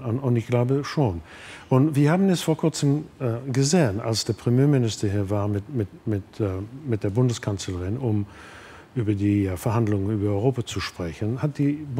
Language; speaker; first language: German; non-native, fluent; English